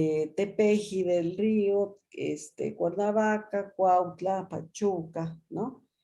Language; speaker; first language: Spanish; native; Spanish